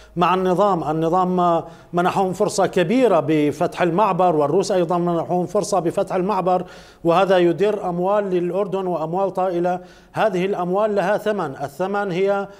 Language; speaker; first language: Arabic; native; Arabic